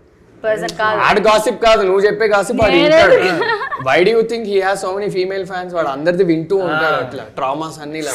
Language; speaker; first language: Telugu; native; Telugu